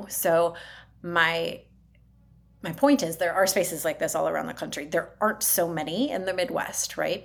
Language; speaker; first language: English; native; English